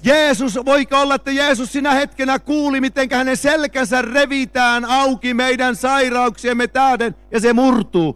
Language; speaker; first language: Finnish; native; Finnish